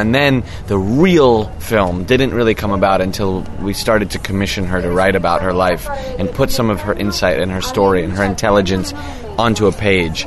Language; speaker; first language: English; native; English